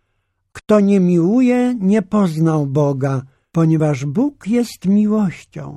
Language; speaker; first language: Polish; native; Polish